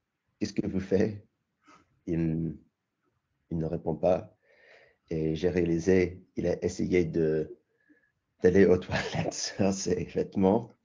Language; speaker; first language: French; non-native, learner; English